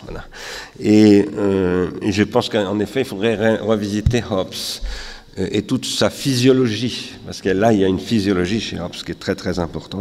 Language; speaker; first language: French; native; French